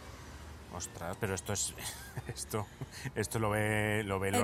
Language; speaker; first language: Spanish; native; Spanish